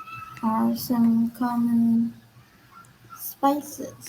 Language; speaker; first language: English; non-native, learner; Vietnamese